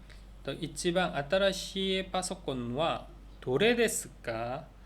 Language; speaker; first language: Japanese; non-native, learner; Korean